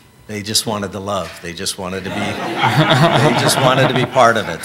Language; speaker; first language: English; native; English